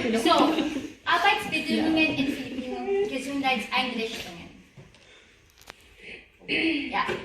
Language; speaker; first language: German; non-native, learner; Filipino